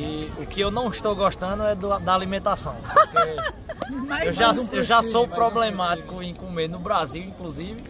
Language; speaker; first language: Portuguese; native; Portuguese